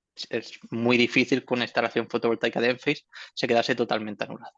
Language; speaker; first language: Spanish; native; Spanish